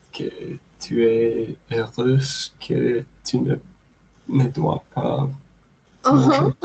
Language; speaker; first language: French; non-native, learner; English